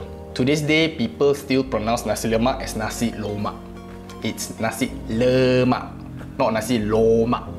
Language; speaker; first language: English; non-native, local second language; Malay